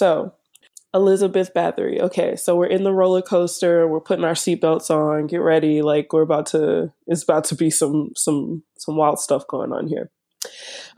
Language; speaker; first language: English; native; English